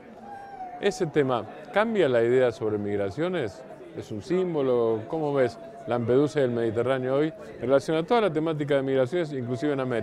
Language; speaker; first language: Spanish; native; Spanish